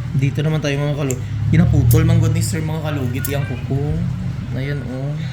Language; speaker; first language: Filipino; non-native, local second language; Hiligaynon